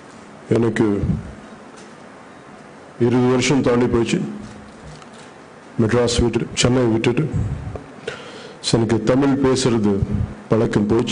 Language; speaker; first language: Tamil; non-native, local second language; Telugu